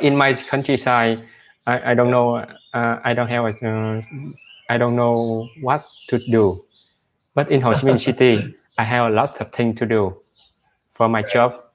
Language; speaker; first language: English; non-native, learner; Vietnamese